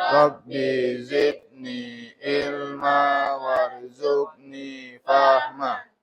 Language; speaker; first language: Indonesian; native; Indonesian